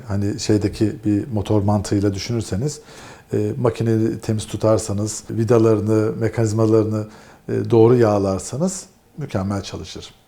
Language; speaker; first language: Turkish; native; Turkish